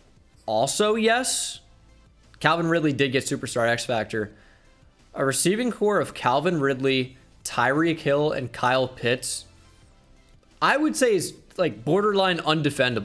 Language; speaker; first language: English; native; English